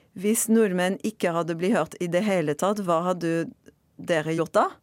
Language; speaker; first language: Norwegian; non-native, fluent; French